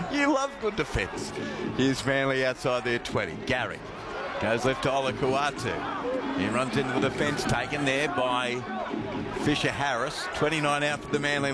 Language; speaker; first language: English; native; English